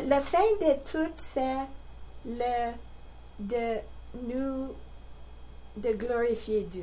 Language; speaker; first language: French; non-native, learner; English